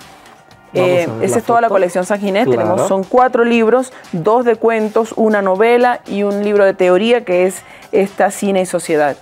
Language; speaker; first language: Spanish; native; Spanish